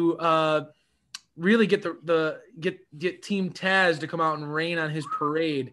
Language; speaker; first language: English; native; English